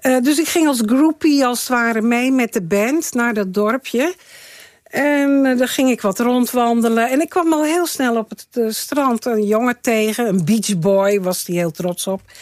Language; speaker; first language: Dutch; native; Dutch